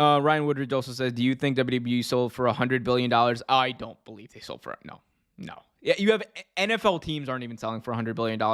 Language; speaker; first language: English; native; English